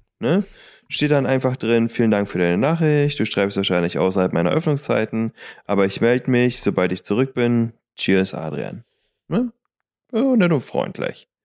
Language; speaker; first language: German; native; German